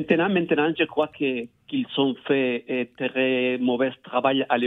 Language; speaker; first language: French; non-native, learner; Spanish